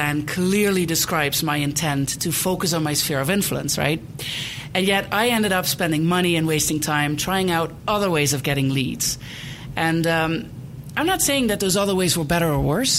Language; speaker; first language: English; non-native, fluent; Dutch